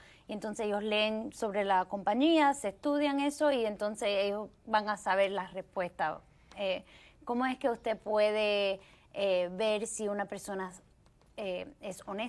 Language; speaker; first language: Spanish; early bilingual, heritage; Spanish